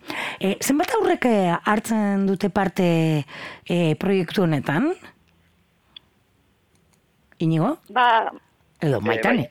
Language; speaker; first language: Basque; native; Basque